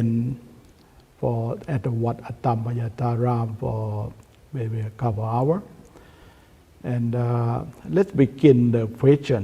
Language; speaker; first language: English; non-native, learner; Thai